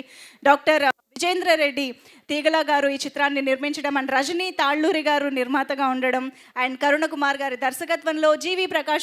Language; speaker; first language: Telugu; native; Telugu